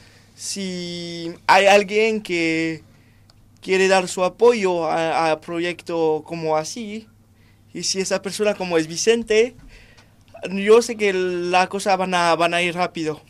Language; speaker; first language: Spanish; non-native, fluent; French